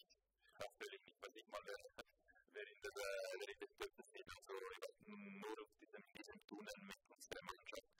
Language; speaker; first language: German; non-native, local second language; Italian